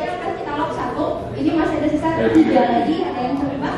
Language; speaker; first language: Indonesian; native; Indonesian